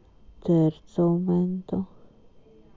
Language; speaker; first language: Italian; non-native, fluent; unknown